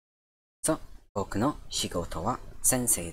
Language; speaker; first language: Japanese; non-native, learner; English